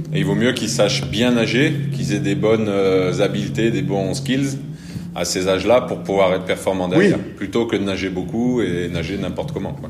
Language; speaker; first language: French; native; French